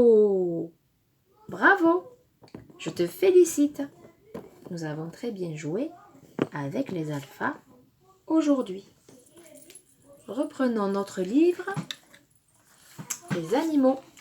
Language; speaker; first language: French; native; French